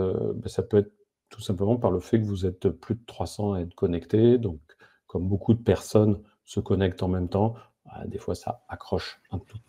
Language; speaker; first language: French; native; French